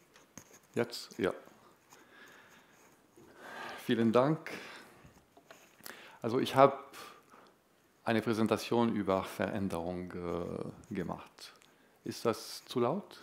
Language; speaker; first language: German; non-native, fluent; Arabic